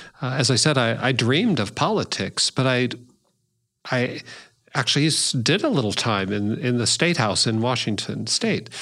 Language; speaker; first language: English; native; English